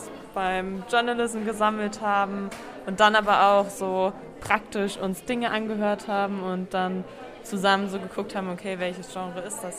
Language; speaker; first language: German; native; German